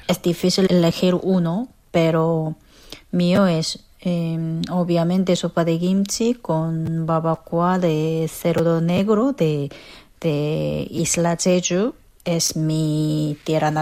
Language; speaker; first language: Spanish; non-native, fluent; Korean